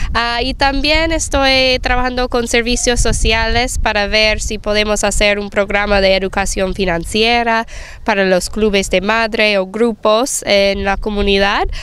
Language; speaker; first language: Spanish; non-native, fluent; English